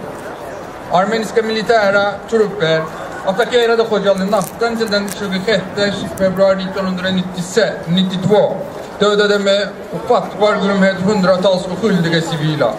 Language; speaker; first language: Swedish; non-native, fluent; Azerbaijani